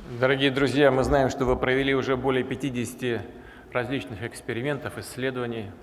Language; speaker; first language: Russian; native; Russian